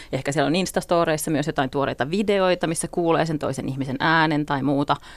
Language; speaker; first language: Finnish; native; Finnish